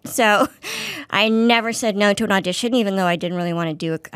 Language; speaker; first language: English; native; English